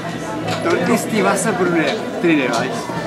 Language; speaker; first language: German; non-native, fluent; Czech